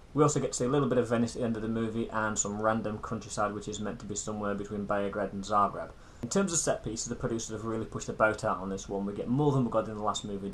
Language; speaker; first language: English; native; English